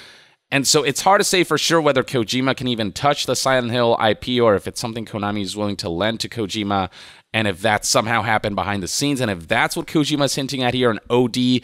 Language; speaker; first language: English; native; English